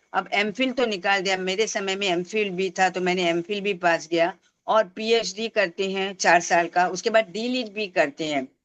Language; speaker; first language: Hindi; non-native, local second language; Tamil